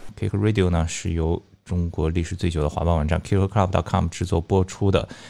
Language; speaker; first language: Chinese; native; Chinese